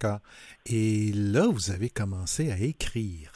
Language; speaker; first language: French; native; French